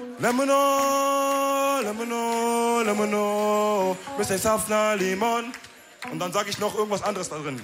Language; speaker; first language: German; early bilingual, other home language; Wolof